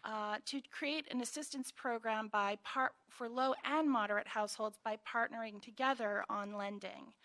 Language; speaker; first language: English; native; English